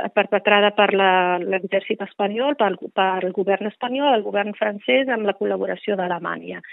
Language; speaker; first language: Catalan; non-native, fluent; Riffian